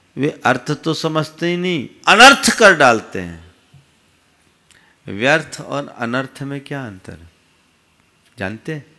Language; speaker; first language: Hindi; native; Hindi